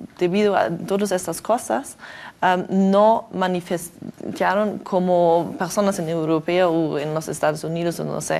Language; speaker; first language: Spanish; non-native, learner; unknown